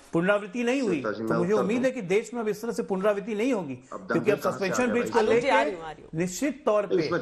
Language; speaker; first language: Hindi; native; Hindi